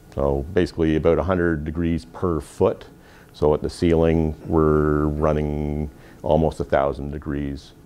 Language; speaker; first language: English; native; English